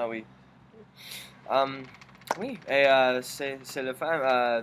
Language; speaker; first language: French; non-native, learner; English